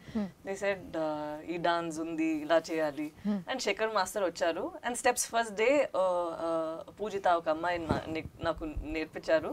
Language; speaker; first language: Telugu; non-native, local second language; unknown